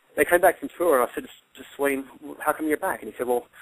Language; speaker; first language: English; native; English